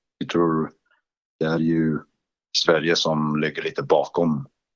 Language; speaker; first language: Swedish; non-native, fluent; English